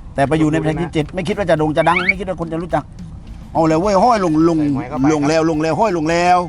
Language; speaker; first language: Thai; native; Thai